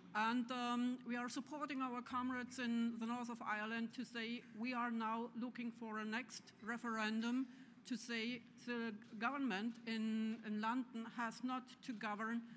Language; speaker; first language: English; non-native, fluent; German